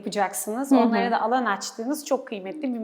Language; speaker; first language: Turkish; native; Turkish